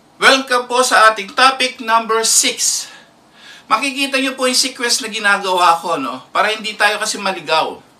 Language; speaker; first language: Filipino; native; Filipino